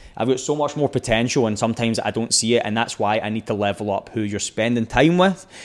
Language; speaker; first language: English; native; English